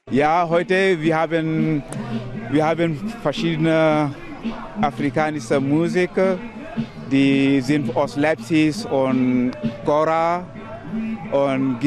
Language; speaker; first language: German; non-native, learner; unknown